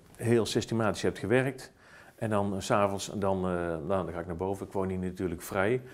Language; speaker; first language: Dutch; native; Dutch